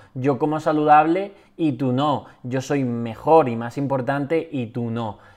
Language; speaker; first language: Spanish; native; Spanish